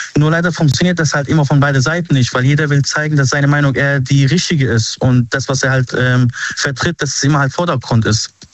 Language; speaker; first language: German; early bilingual, other home language; Arabic